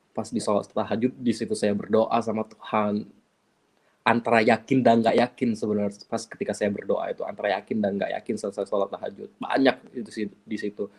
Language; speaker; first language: Indonesian; non-native, local second language; Achinese